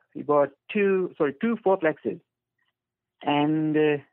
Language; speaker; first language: English; non-native, fluent; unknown